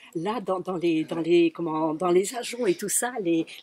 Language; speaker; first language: French; native; French